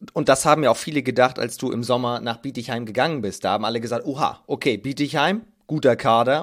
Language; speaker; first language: German; native; German